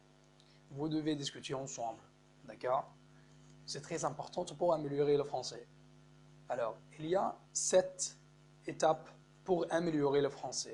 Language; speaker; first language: French; non-native, fluent; Arabic